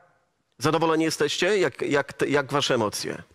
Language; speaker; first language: Polish; native; Polish